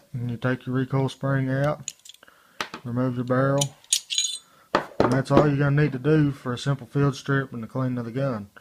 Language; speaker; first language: English; native; English